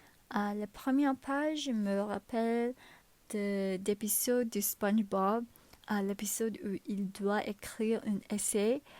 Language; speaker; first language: French; non-native, learner; English